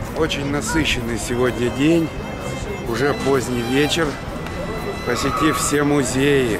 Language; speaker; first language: Russian; native; Russian